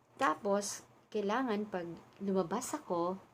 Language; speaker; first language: Filipino; non-native, local second language; Cebuano